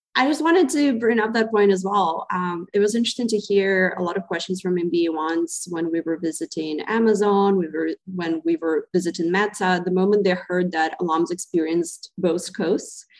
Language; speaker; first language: English; non-native, fluent; Ukrainian